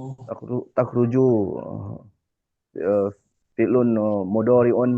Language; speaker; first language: Arabic; non-native, learner; Indonesian